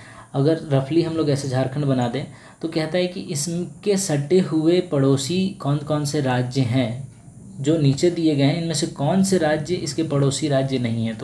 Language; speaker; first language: Hindi; native; Hindi